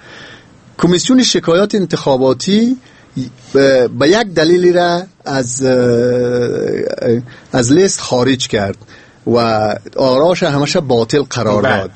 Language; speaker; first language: Persian; native; Persian